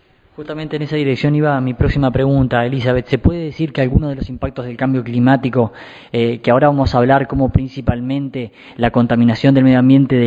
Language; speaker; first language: Spanish; native; Spanish